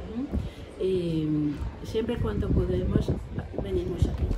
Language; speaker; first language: Spanish; non-native, fluent; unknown